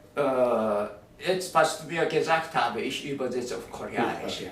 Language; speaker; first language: German; non-native, learner; Korean